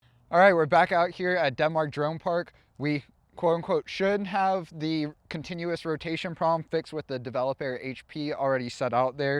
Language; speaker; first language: English; native; English